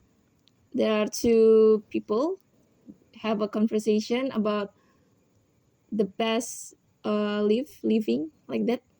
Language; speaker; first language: English; non-native, learner; Indonesian